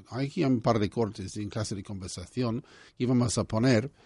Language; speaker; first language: Spanish; non-native, fluent; English